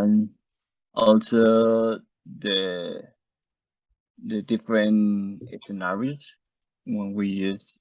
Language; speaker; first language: English; non-native, learner; Spanish